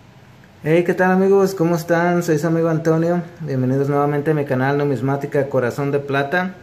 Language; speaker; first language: Spanish; native; Spanish